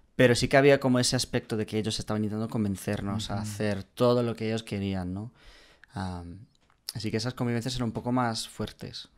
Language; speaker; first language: Spanish; non-native, fluent; English